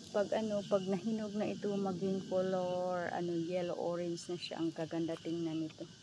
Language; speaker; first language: Filipino; non-native, local second language; Cebuano